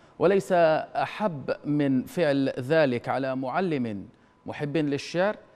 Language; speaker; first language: Arabic; native; Arabic